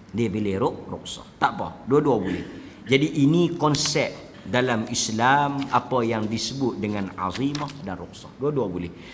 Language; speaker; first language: Malay; native; Malay